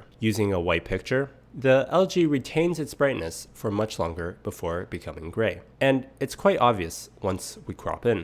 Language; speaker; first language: English; native; English